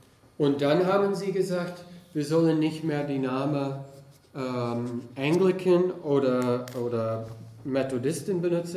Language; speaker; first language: German; non-native, fluent; English